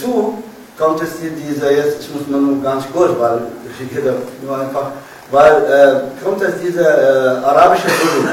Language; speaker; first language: German; non-native, learner; Arabic